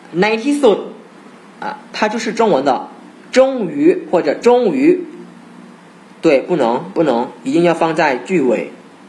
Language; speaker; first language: Chinese; non-native, fluent; Thai